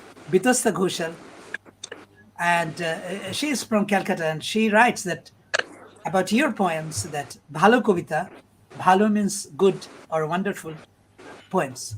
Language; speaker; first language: English; non-native, fluent; Bangla